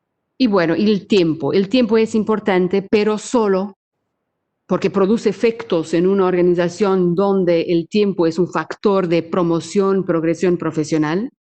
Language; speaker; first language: Spanish; non-native, fluent; Portuguese